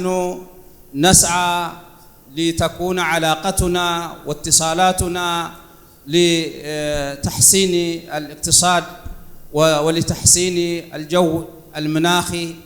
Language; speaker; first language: Arabic; non-native, fluent; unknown